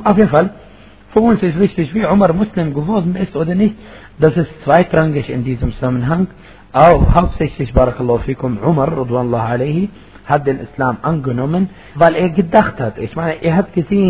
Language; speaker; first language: German; non-native, fluent; Arabic